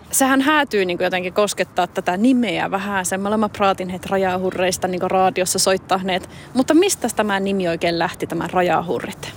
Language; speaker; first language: Finnish; native; Finnish